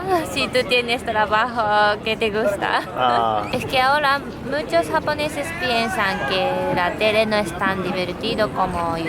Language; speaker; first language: Spanish; non-native, fluent; Japanese